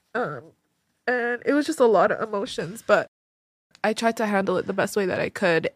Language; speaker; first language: English; early bilingual, other home language; Tigrinya